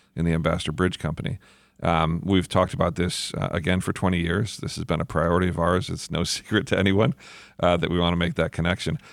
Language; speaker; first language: English; native; English